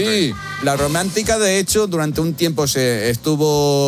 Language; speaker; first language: Spanish; native; Spanish